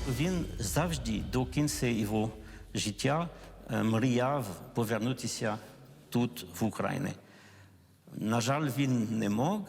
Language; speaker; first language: Ukrainian; non-native, learner; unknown